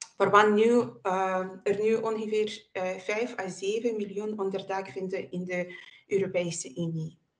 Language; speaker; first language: Dutch; non-native, fluent; Ukrainian